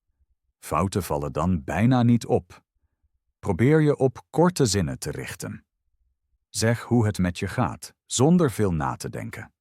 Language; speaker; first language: Dutch; non-native, fluent; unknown